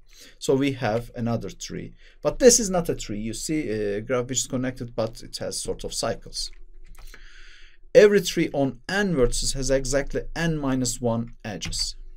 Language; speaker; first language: English; non-native, fluent; Turkish